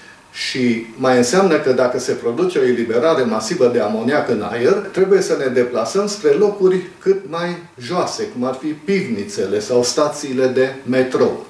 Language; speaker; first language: Romanian; native; Romanian